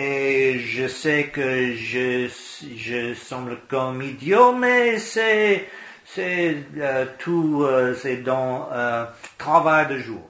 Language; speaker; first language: French; non-native, learner; English